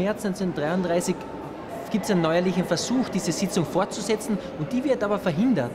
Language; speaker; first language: German; native; German